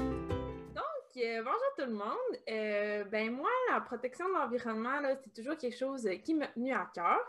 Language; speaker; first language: French; native; French